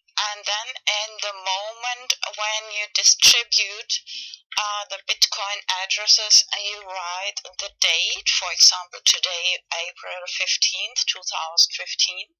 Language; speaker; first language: English; non-native, fluent; Spanish